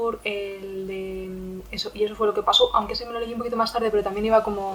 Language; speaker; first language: Spanish; native; Spanish